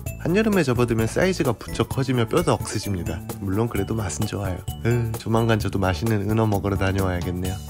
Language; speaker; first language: Korean; native; Korean